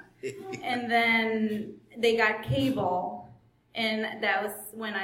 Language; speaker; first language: English; non-native, fluent; Spanish